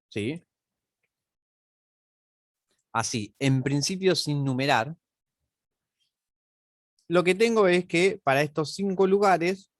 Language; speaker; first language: Spanish; native; Spanish